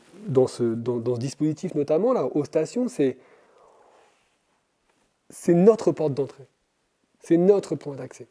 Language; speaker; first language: French; native; French